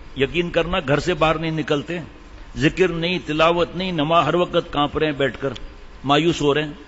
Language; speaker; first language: Urdu; native; Urdu